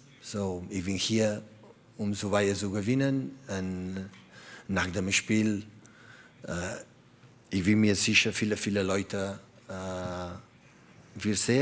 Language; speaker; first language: German; non-native, learner; Catalan